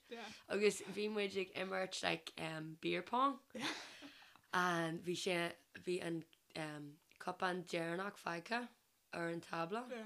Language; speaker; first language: Irish; non-native, local second language; English